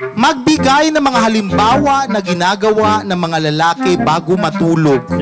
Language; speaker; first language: Filipino; non-native, local second language; Cebuano